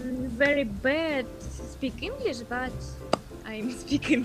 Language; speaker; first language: English; non-native, learner; Russian